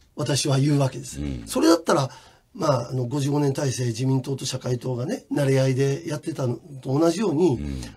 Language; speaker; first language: Japanese; native; Japanese